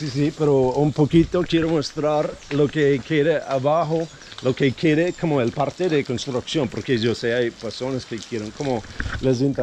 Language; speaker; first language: Spanish; non-native, fluent; English